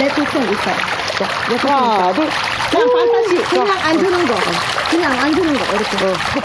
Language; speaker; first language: Korean; non-native, learner; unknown